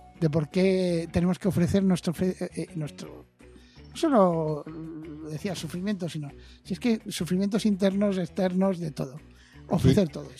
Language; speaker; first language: Spanish; native; Spanish